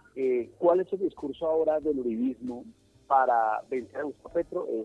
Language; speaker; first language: Spanish; native; Spanish